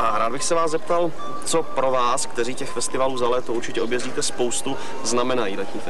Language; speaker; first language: Czech; native; Czech